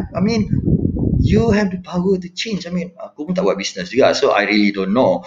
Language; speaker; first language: English; non-native, local second language; Malay